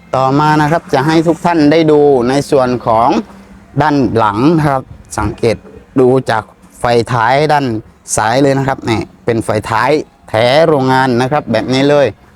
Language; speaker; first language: Thai; native; Thai